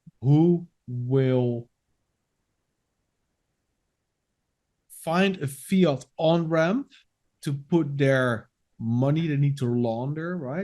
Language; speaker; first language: English; non-native, fluent; Dutch